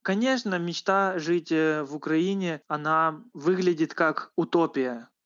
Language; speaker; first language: Russian; native; Russian